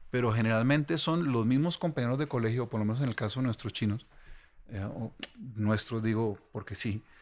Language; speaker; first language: Spanish; native; Spanish